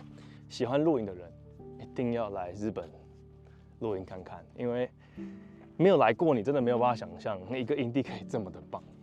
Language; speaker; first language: Chinese; native; Chinese